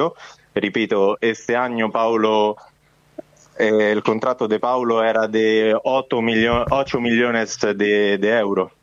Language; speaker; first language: Spanish; non-native, fluent; Italian